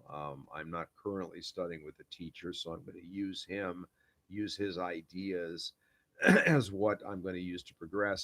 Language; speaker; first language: English; native; English